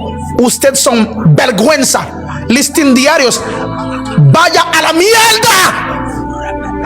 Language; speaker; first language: Spanish; non-native, learner; Haitian Creole